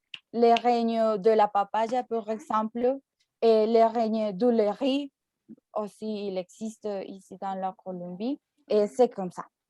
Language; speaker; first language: French; non-native, learner; Spanish